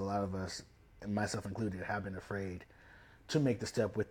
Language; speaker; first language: English; native; English